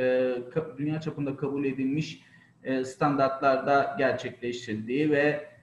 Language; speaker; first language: Turkish; native; Turkish